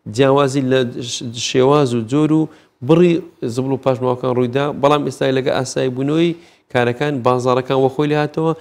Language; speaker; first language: Central Kurdish; native; Central Kurdish